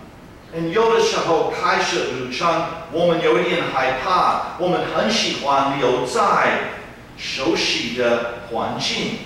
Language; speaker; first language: Chinese; non-native, fluent; English